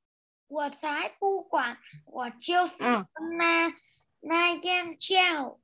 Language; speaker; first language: Chinese; non-native, learner; Vietnamese